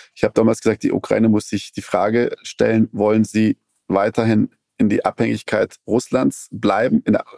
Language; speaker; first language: German; early bilingual, other home language; Persian